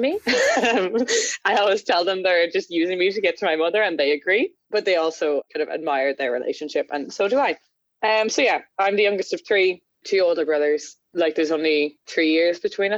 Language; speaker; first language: English; native; English